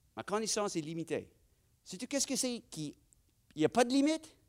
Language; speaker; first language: French; non-native, fluent; English